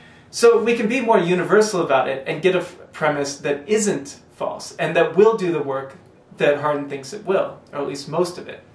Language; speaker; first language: English; native; English